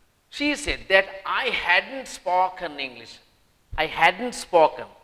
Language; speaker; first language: English; non-native, local second language; Sinhala